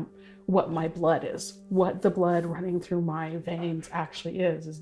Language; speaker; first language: English; native; English